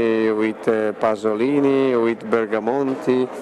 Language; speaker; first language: English; non-native, learner; Italian